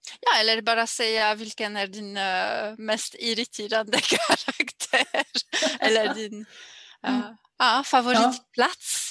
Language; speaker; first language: Swedish; non-native, fluent; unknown